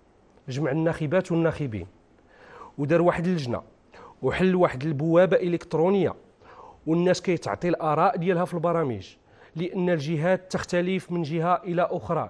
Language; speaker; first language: Arabic; native; Arabic